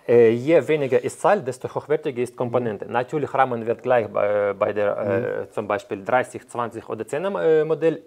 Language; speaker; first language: German; non-native, fluent; Ukrainian